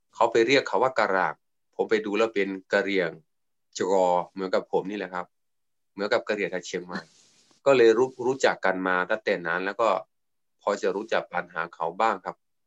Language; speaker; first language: Thai; non-native, local second language; S'gaw Karen